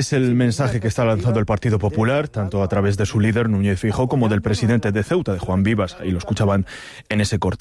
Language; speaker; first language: Spanish; native; Spanish